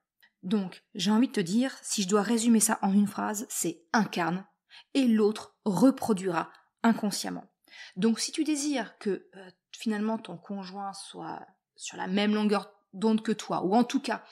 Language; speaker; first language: French; native; French